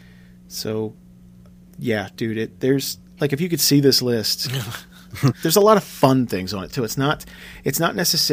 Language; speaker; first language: English; native; English